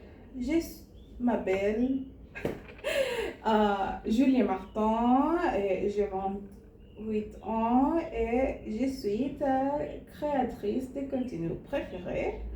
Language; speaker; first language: French; non-native, learner; Spanish